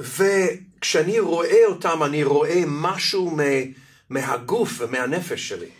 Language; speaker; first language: Hebrew; non-native, fluent; Russian